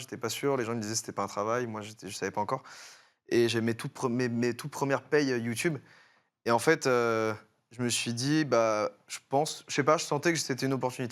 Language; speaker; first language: French; native; French